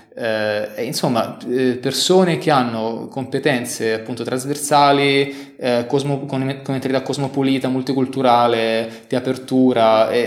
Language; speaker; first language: Italian; native; Italian